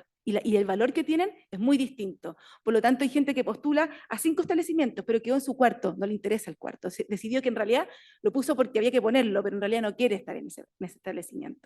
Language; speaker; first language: Spanish; native; Spanish